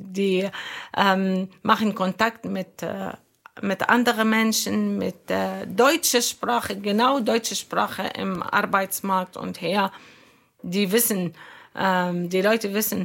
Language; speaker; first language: German; non-native, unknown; Arabic